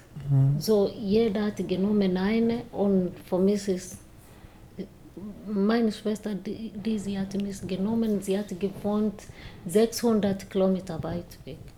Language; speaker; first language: German; non-native, learner; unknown